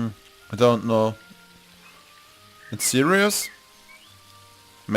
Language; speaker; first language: English; non-native, learner; German